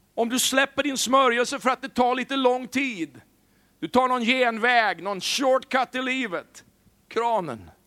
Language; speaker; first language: Swedish; native; Swedish